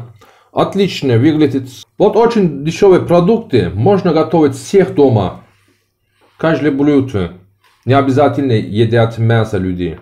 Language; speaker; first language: Russian; non-native, learner; Turkish